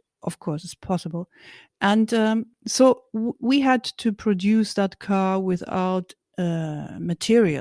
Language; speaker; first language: English; non-native, fluent; German